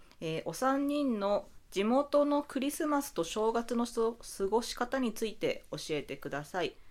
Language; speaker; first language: Japanese; native; Japanese